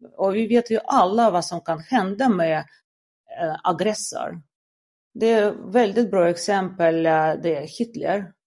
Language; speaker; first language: Swedish; non-native, fluent; Russian